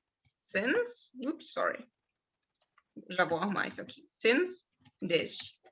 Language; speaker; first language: Portuguese; non-native, fluent; German